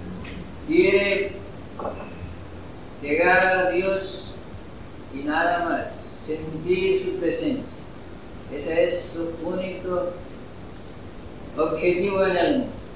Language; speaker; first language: Spanish; non-native, fluent; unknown